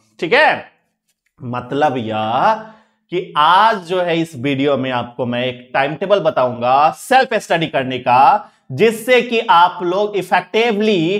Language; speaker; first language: Hindi; native; Hindi